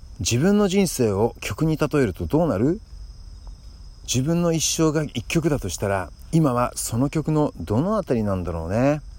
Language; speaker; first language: Japanese; native; Japanese